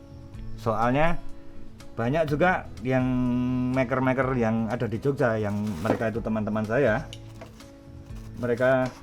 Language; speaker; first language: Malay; non-native, local second language; Javanese